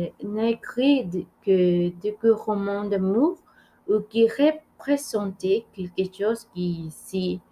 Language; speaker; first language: French; non-native, learner; Spanish